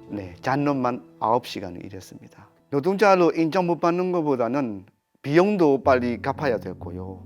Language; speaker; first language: Korean; non-native, fluent; Burmese